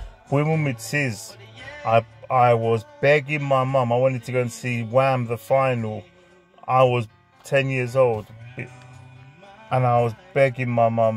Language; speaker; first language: English; early bilingual, other home language; Greek